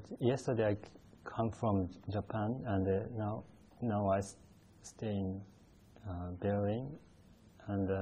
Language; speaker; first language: English; non-native, fluent; Japanese